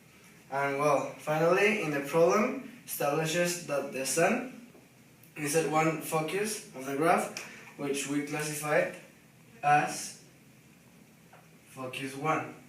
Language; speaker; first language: English; non-native, fluent; Spanish